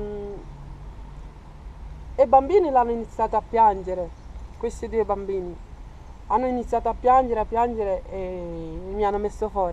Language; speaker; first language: Italian; non-native, fluent; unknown